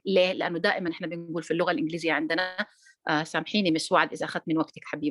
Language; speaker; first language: Arabic; native; Arabic